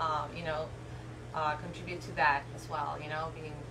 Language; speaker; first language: English; non-native, fluent; Spanish